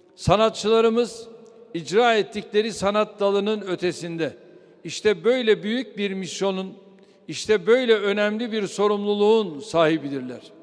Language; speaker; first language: Turkish; native; Turkish